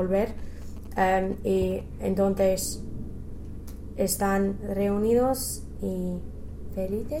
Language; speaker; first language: Spanish; non-native, learner; English